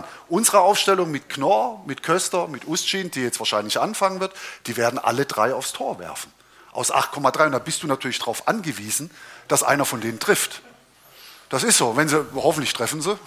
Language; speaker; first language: German; native; German